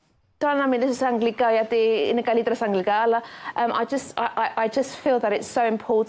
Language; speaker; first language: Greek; early bilingual, heritage; Greek